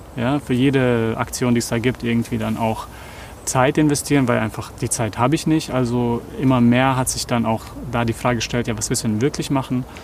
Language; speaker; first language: German; early bilingual, other home language; Serbian